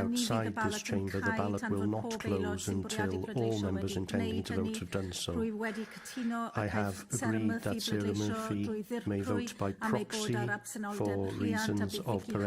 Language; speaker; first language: Welsh; native; Welsh